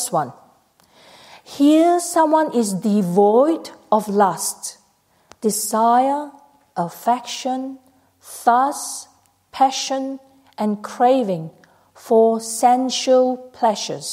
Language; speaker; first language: English; non-native, local second language; Cantonese